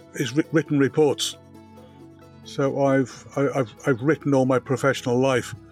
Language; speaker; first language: English; native; English